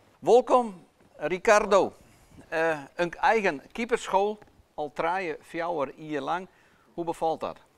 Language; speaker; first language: Dutch; native; Dutch